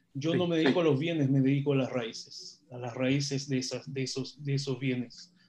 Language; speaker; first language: Spanish; non-native, fluent; Hebrew